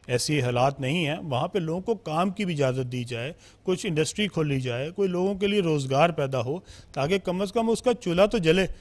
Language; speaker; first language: Urdu; non-native, local second language; Punjabi